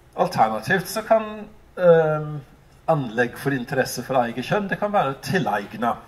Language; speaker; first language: Norwegian; non-native, fluent; English